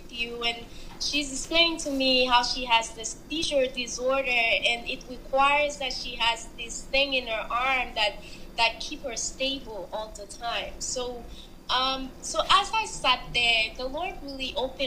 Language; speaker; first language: English; non-native, fluent; Haitian Creole